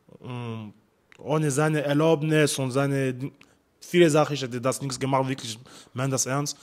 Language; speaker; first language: German; non-native, learner; French